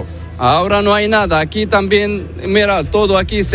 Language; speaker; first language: Spanish; non-native, learner; Arabic